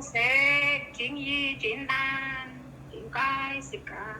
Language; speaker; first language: Cantonese; non-native, learner; Indonesian